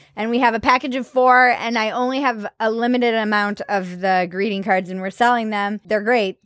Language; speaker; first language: English; native; English